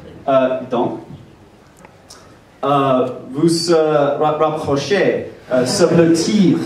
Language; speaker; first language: French; non-native, learner; English